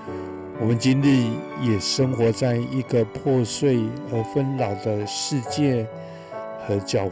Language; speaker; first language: Chinese; native; Chinese